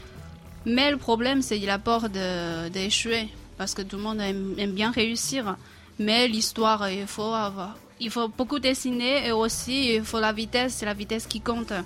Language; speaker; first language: French; non-native, fluent; Chinese